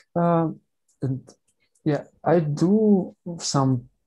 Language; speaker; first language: English; non-native, learner; Ukrainian